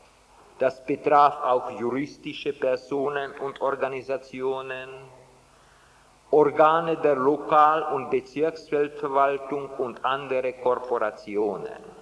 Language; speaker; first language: German; non-native, fluent; Czech